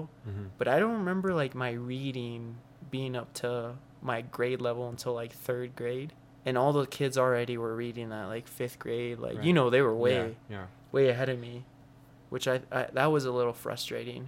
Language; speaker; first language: English; early bilingual, other home language; Spanish